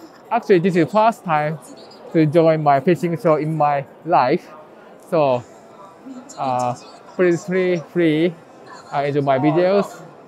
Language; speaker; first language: English; non-native, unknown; Japanese